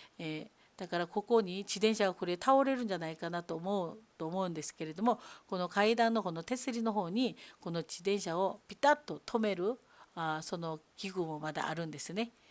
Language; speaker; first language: Japanese; non-native, fluent; Korean